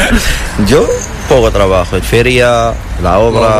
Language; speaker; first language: Spanish; non-native, learner; Arabic